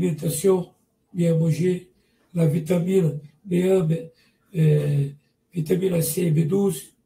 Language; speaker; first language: French; non-native, learner; Portuguese